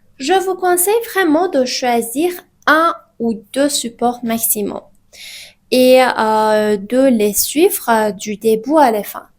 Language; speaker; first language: French; non-native, fluent; Persian